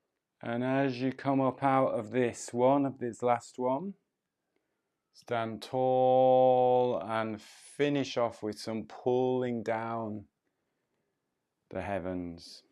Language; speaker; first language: English; native; English